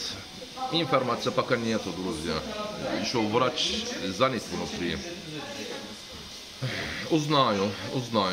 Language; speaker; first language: Russian; non-native, learner; Turkish